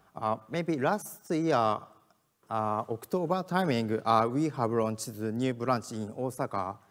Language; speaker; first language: English; non-native, learner; Japanese